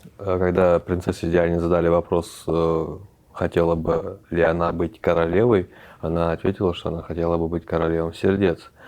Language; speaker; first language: Russian; non-native, local second language; Chechen